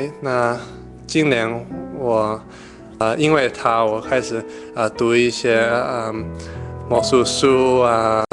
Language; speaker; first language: Chinese; early bilingual, heritage; Chinese